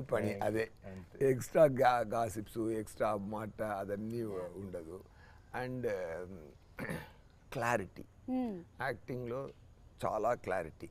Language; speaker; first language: Telugu; non-native, learner; Tamil